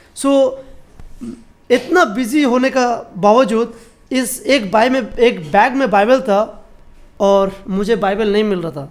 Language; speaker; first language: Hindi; non-native, local second language; Bangla